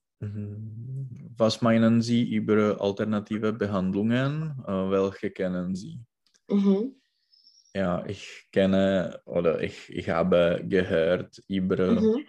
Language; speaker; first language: German; non-native, learner; Czech